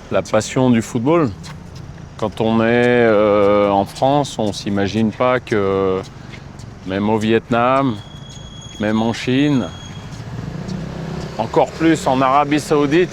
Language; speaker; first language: French; native; French